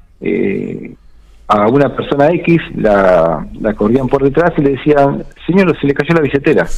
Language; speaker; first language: Spanish; native; Spanish